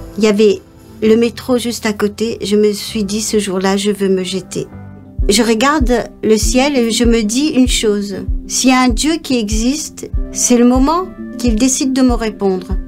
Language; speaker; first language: French; non-native, local second language; Morisyen